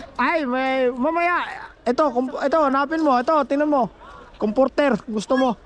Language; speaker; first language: Filipino; native; Filipino